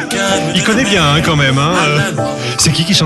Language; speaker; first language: French; native; French